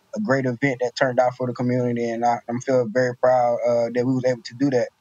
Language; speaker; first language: English; native; English